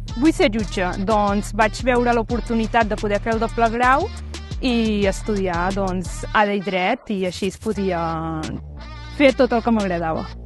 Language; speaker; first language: Catalan; early bilingual, other home language; Punjabi